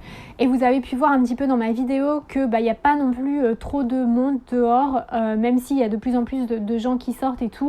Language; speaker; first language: French; native; French